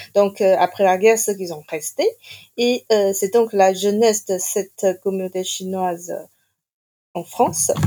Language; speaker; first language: French; non-native, fluent; Chinese